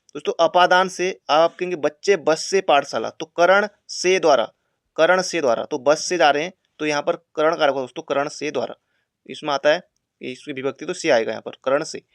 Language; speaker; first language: Hindi; native; Hindi